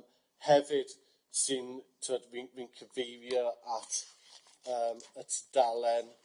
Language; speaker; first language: Welsh; non-native, fluent; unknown